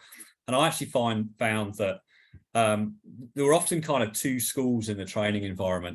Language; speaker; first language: English; native; English